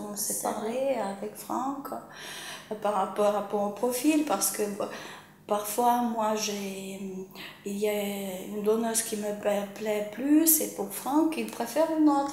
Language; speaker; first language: French; non-native, fluent; Ukrainian